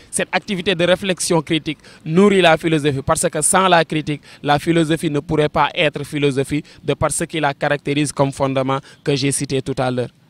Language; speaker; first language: French; non-native, local second language; Wolof